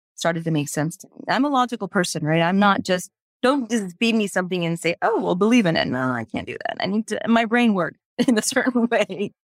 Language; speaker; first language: English; native; English